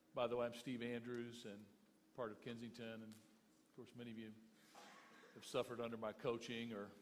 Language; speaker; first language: English; native; English